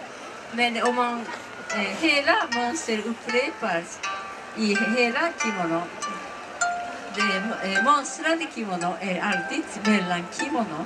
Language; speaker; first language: Swedish; non-native, learner; Japanese